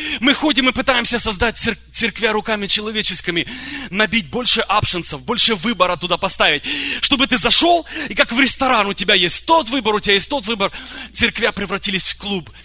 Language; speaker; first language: Russian; early bilingual, other home language; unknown